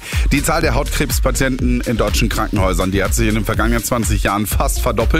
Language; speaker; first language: German; native; German